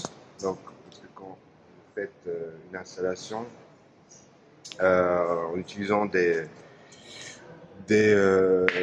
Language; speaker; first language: French; non-native, fluent; Turkish